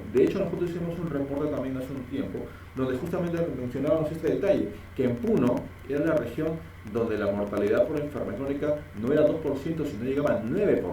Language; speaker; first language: Spanish; native; Spanish